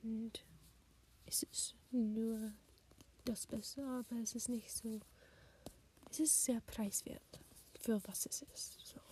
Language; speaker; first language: German; non-native, learner; English